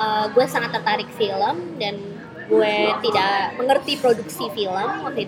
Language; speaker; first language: Indonesian; early bilingual, heritage; Indonesian